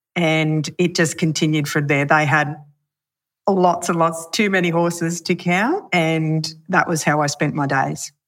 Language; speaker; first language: English; native; English